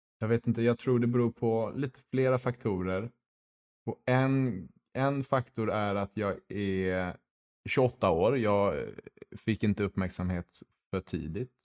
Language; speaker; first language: Swedish; early bilingual, heritage; Swedish